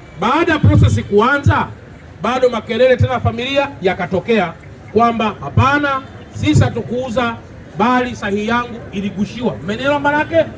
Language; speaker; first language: Swahili; native; Swahili